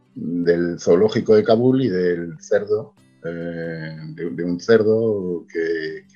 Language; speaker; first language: Spanish; native; Spanish